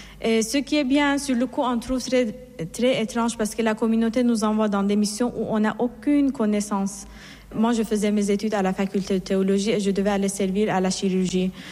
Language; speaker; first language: French; non-native, fluent; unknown